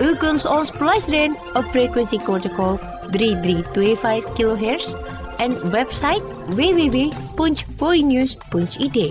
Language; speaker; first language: Dutch; non-native, fluent; Indonesian